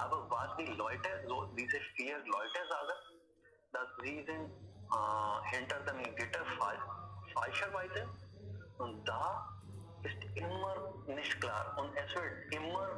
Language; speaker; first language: German; non-native, learner; Hindi